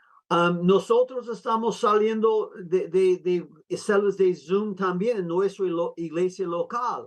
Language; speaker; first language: Spanish; non-native, fluent; English